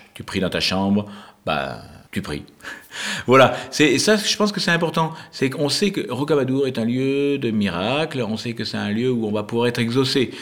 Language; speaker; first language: French; native; French